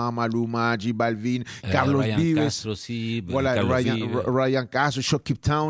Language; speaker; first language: French; non-native, fluent; Spanish